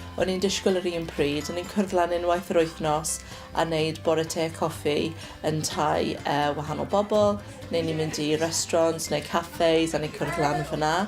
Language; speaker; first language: Welsh; non-native, local second language; English